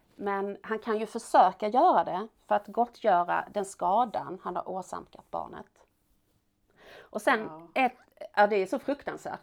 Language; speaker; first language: Swedish; native; Swedish